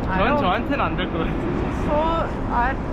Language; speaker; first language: Korean; early bilingual, heritage; Korean